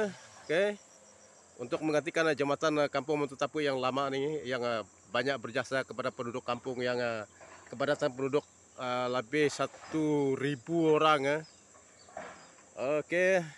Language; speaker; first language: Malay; non-native, local second language; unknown